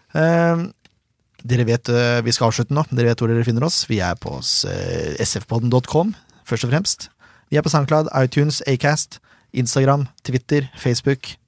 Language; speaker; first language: Norwegian; native; Norwegian